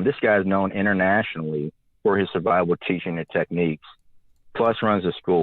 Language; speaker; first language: English; native; English